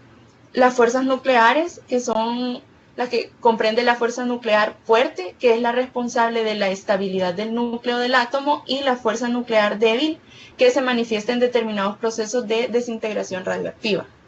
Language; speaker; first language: Spanish; native; Spanish